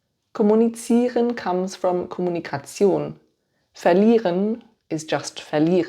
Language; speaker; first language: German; non-native, fluent; English